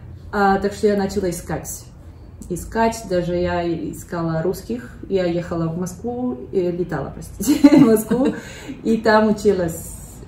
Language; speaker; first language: Russian; early bilingual, heritage; Russian